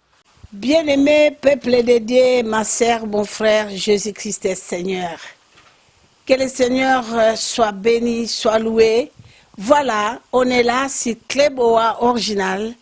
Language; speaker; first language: French; non-native, local second language; Lingala